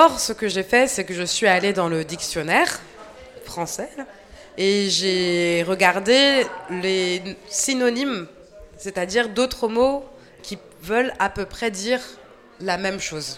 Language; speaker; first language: French; native; French